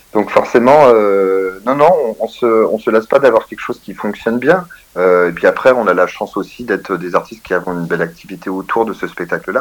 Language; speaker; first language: French; native; French